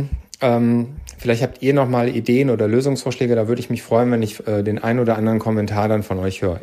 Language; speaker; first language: German; native; German